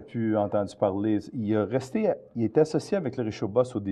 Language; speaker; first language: French; native; French